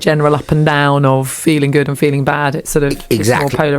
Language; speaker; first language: English; native; English